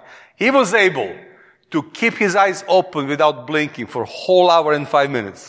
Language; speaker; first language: English; non-native, fluent; Serbian